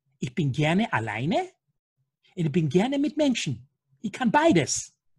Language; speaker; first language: German; non-native, fluent; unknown